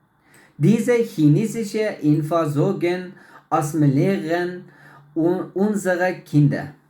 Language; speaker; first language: German; non-native, learner; Uyghur